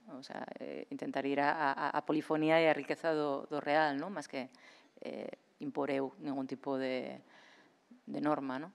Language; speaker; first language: Galician; non-native, local second language; Spanish